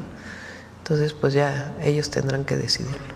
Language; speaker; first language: Spanish; native; Spanish